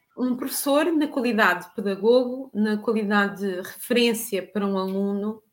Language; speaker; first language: Portuguese; native; Portuguese